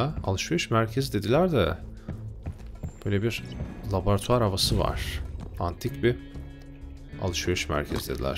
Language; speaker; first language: Turkish; native; Turkish